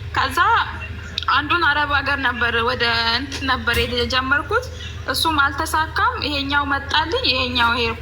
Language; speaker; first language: Amharic; native; Amharic